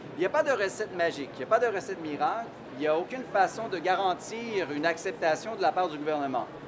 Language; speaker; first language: French; native; French